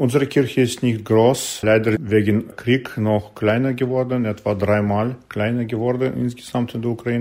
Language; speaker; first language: German; non-native, learner; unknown